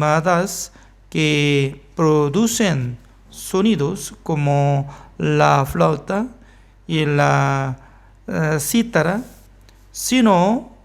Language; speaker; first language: Spanish; non-native, fluent; Korean